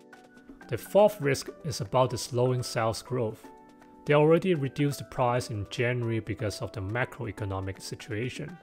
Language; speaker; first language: English; non-native, local second language; Cantonese